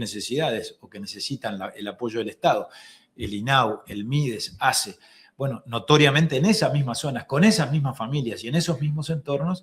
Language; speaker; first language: Spanish; native; Spanish